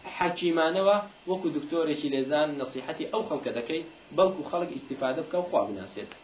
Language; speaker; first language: Central Kurdish; native; Central Kurdish